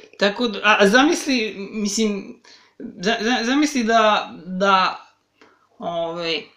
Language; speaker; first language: Serbian; native; Serbian